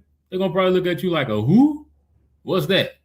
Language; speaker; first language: English; native; English